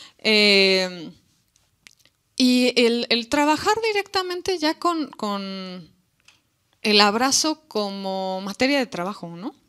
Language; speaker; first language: Spanish; native; Spanish